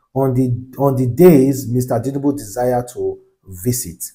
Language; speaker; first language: English; non-native, local second language; Yoruba